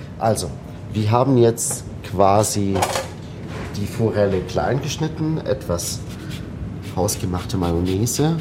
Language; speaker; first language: German; non-native, fluent; Arabic